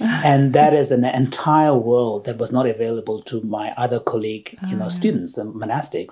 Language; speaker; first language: English; non-native, local second language; Tibetan